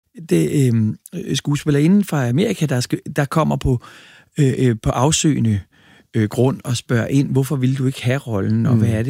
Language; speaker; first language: Danish; native; Danish